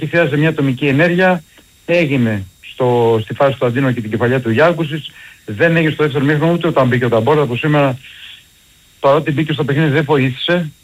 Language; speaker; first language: Greek; native; Greek